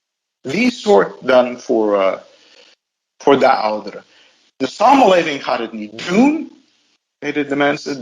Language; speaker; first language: Dutch; non-native, fluent; English